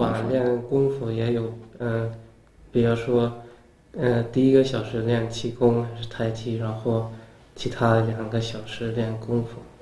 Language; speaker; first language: Chinese; early bilingual, heritage; Chinese